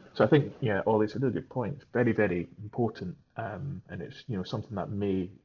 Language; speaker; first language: English; native; English